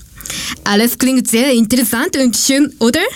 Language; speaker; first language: German; non-native, learner; Japanese